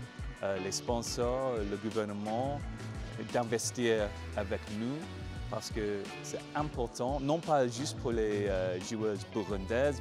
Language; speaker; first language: French; non-native, fluent; English